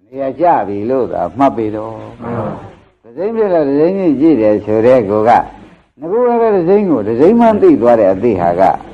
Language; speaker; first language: Burmese; native; Burmese